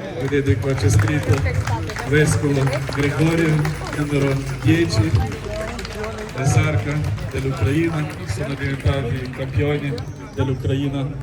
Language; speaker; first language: Italian; non-native, fluent; Ukrainian